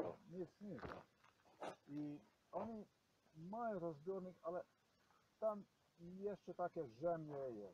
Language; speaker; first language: Polish; non-native, learner; Croatian